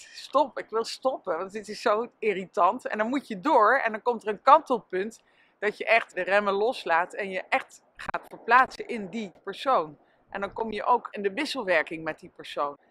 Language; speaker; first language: Dutch; native; Dutch